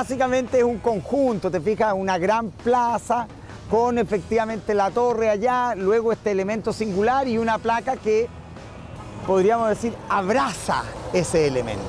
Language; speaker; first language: Spanish; native; Spanish